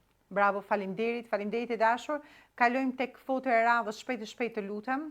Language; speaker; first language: Albanian; native; Albanian